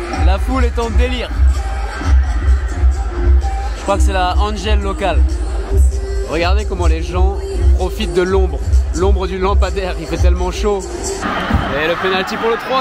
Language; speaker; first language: French; native; French